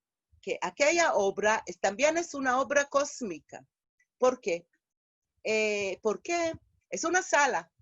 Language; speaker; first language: Spanish; non-native, fluent; Hebrew